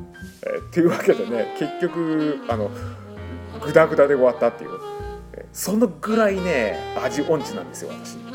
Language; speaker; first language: Japanese; native; Japanese